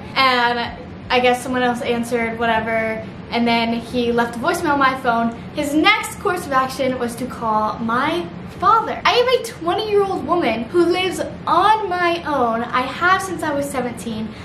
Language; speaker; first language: English; native; English